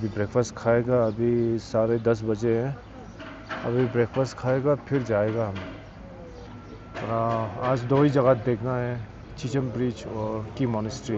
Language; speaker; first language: Hindi; non-native, local second language; Tibetan